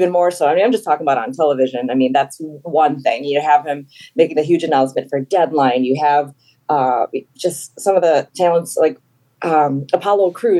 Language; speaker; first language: English; native; English